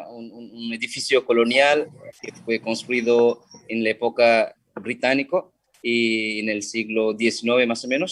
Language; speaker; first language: Spanish; non-native, fluent; Sinhala